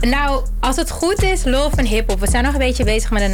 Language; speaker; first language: Dutch; native; Dutch